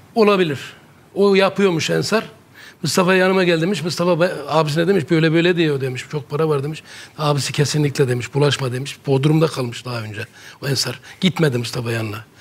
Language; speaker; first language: Turkish; native; Turkish